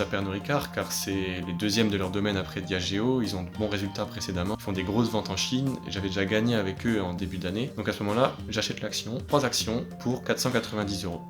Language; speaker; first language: French; native; French